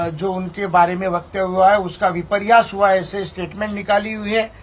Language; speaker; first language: Hindi; non-native, local second language; Marathi